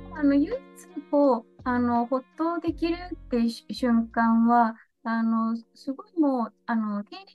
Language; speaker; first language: Japanese; non-native, fluent; Mongolian